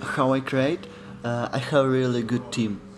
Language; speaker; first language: English; non-native, learner; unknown